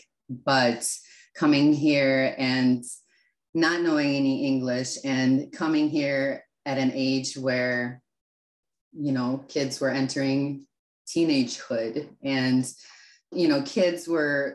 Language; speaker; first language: English; non-native, fluent; Russian